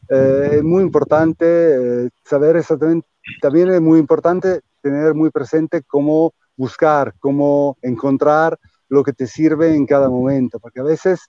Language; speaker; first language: Spanish; non-native, fluent; Italian